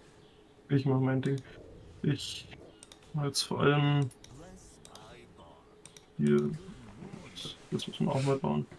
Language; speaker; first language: German; native; German